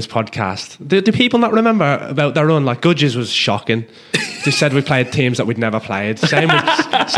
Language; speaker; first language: English; native; English